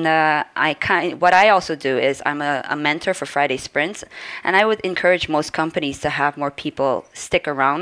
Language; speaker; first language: English; non-native, fluent; Dutch